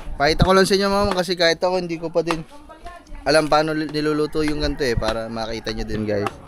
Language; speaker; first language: Filipino; non-native, local second language; Cebuano